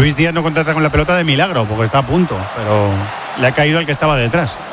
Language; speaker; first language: Spanish; native; Spanish